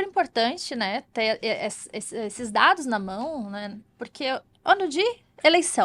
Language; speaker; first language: Portuguese; native; Portuguese